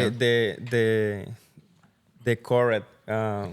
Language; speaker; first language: English; non-native, learner; Spanish